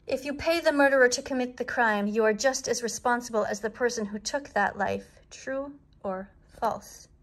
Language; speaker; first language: English; native; English